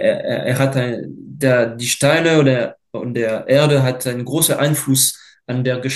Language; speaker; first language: German; non-native, fluent; French